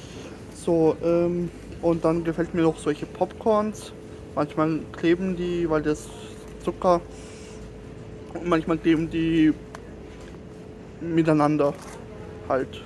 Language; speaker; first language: German; non-native, fluent; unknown